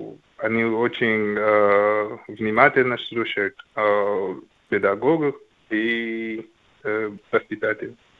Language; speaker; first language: Russian; non-native, learner; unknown